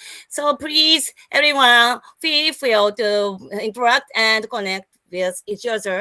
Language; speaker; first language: English; non-native, learner; Japanese